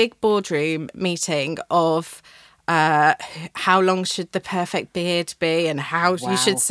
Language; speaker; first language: English; native; English